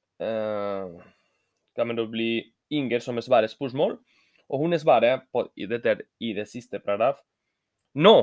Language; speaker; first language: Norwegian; non-native, learner; Spanish